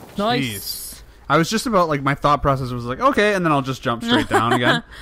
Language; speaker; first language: English; native; English